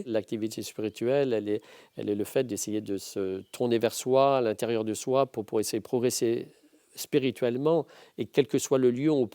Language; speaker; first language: French; native; French